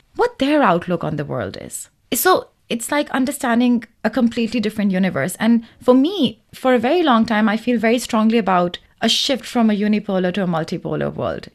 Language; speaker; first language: English; non-native, local second language; Urdu